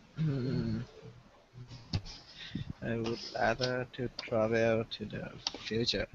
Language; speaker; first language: English; non-native, learner; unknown